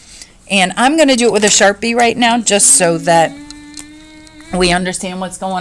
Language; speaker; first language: English; native; English